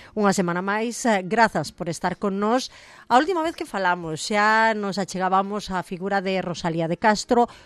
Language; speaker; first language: Galician; native; Galician